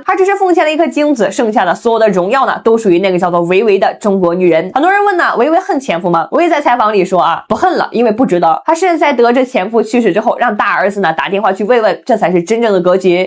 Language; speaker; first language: Chinese; native; Chinese